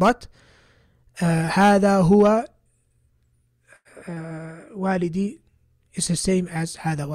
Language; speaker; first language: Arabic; non-native, fluent; English